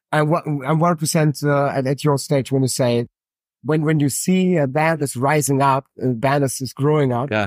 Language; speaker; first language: English; non-native, fluent; German